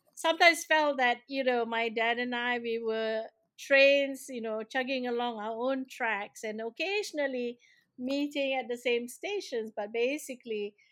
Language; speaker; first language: English; non-native, local second language; Malay